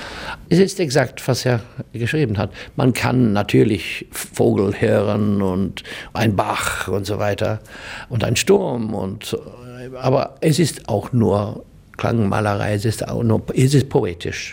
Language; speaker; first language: German; non-native, learner; English